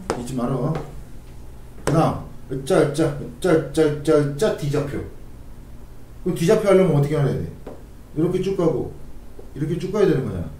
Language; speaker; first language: Korean; native; Korean